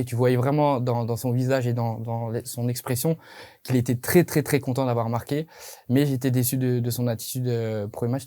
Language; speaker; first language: French; native; French